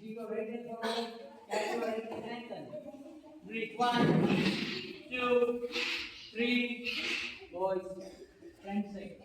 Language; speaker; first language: English; non-native, local second language; Kannada